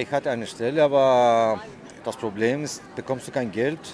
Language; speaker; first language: German; non-native, learner; Greek